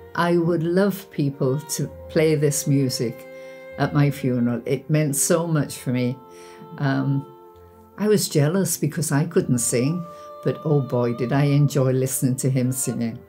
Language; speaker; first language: English; native; English